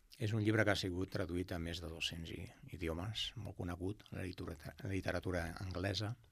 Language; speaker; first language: Catalan; non-native, local second language; Spanish